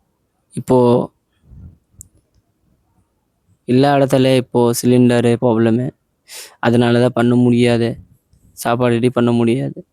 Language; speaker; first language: Tamil; non-native, learner; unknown